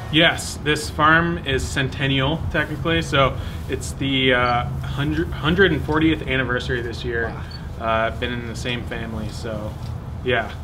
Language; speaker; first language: English; native; English